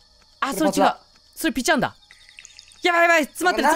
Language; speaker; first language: Japanese; native; Japanese